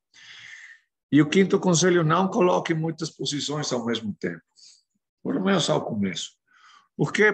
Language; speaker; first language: Portuguese; non-native, fluent; Spanish